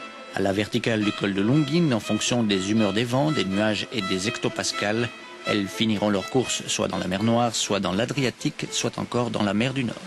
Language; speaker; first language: French; native; French